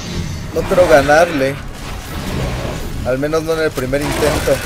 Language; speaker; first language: Spanish; native; Spanish